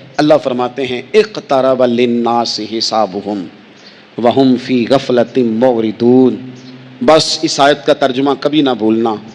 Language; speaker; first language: Urdu; non-native, local second language; Punjabi